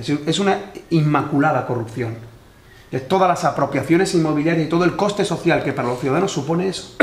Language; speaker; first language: Spanish; native; Spanish